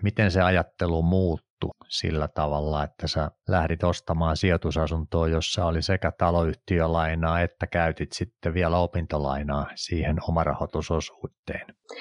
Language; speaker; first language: Finnish; native; Finnish